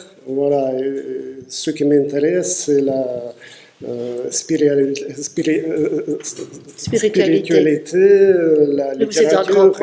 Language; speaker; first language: French; non-native, fluent; Russian